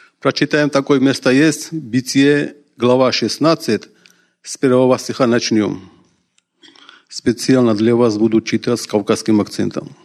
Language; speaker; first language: Russian; non-native, local second language; Georgian